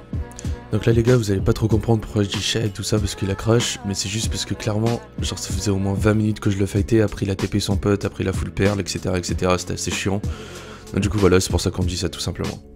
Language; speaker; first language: French; native; French